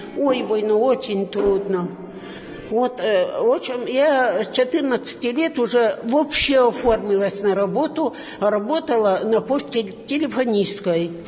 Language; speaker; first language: Russian; native; Russian